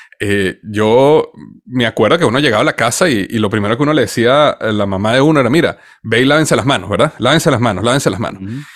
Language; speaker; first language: Spanish; native; Spanish